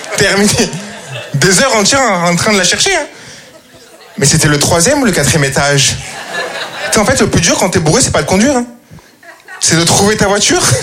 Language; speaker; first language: French; native; French